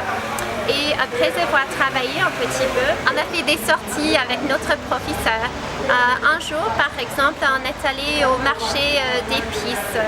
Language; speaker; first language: French; non-native, fluent; English